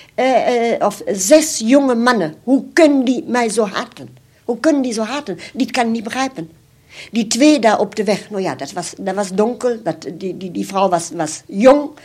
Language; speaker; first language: Dutch; non-native, fluent; German